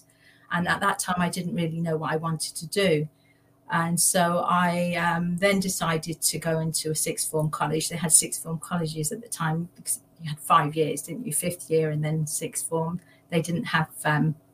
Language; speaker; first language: English; native; English